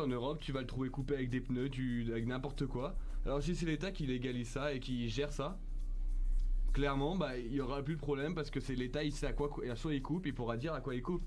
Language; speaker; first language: French; native; French